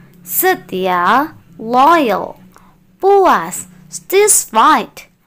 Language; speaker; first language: English; non-native, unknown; Indonesian